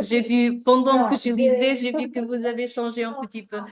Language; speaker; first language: French; non-native, fluent; Portuguese